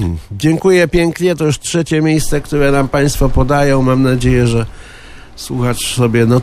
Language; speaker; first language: Polish; native; Polish